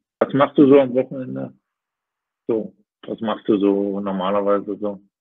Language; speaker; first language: German; native; German